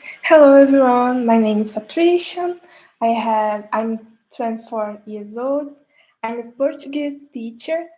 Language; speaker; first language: English; non-native, learner; Portuguese